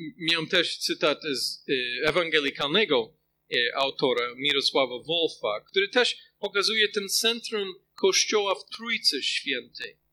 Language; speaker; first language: Polish; non-native, fluent; English